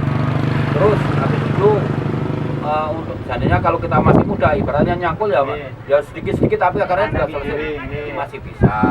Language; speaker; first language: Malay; non-native, local second language; Javanese